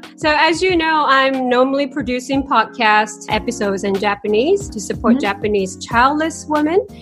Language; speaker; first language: English; non-native, fluent; Japanese